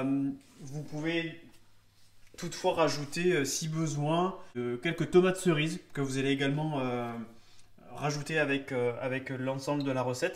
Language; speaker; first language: French; native; French